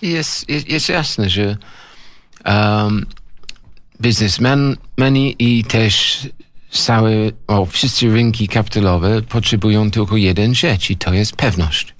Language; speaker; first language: Polish; non-native, fluent; English